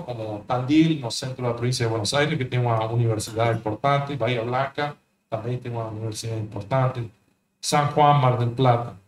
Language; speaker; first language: Portuguese; non-native, fluent; Spanish